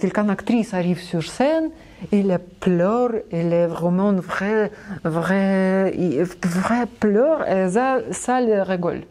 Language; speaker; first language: French; non-native, learner; Russian